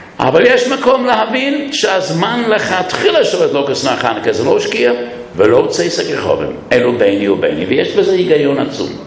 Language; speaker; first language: Hebrew; non-native, fluent; English